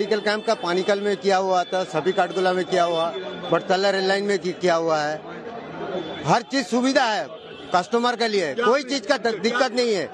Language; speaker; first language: Hindi; non-native, local second language; Bangla